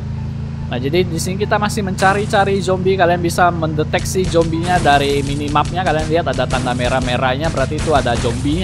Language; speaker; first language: Indonesian; native; Indonesian